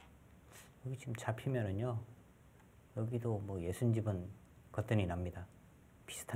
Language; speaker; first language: Korean; native; Korean